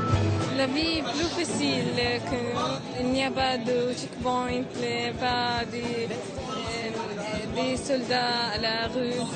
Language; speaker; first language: French; non-native, learner; Arabic